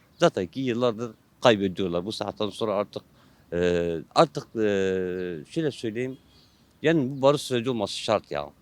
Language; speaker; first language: Turkish; non-native, local second language; Kurdish